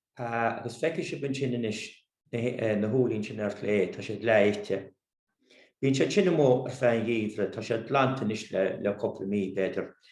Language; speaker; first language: Irish; native; Irish